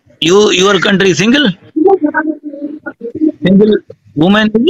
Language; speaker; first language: English; non-native, learner; Sindhi